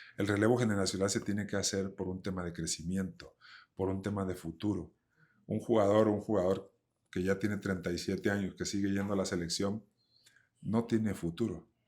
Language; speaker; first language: Spanish; native; Spanish